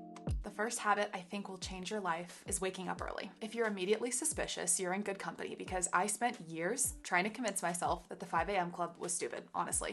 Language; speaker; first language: English; native; English